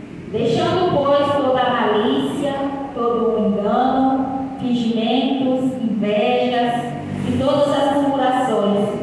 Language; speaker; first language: Portuguese; native; Portuguese